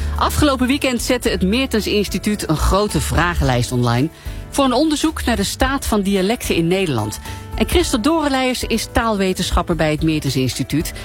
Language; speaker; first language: Dutch; native; Dutch